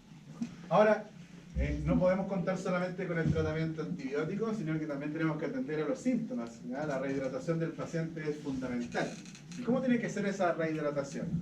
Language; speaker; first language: Spanish; native; Spanish